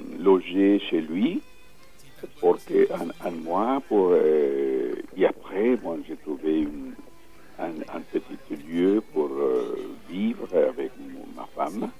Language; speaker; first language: French; non-native, fluent; Spanish